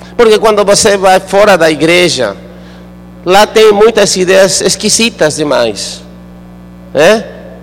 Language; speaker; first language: Portuguese; non-native, fluent; Spanish